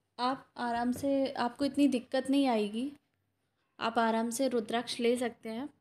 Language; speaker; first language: Hindi; native; Hindi